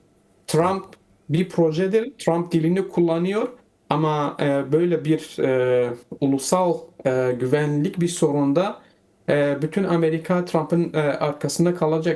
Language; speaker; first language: Turkish; non-native, fluent; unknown